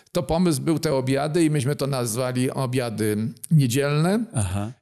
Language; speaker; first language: Polish; native; Polish